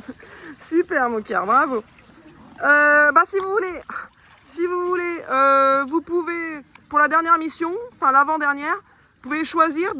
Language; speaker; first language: French; native; French